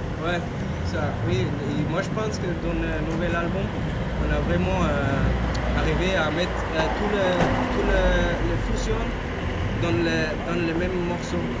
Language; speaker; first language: French; non-native, fluent; German